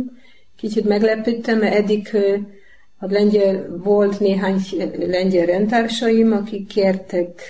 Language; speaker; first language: Hungarian; non-native, learner; Polish